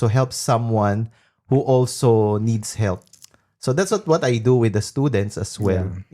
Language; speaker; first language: English; non-native, local second language; Filipino